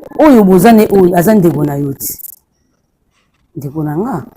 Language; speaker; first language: Lingala; native; Lingala